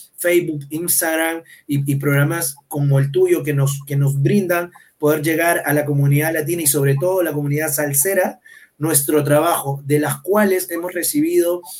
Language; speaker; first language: Spanish; native; Spanish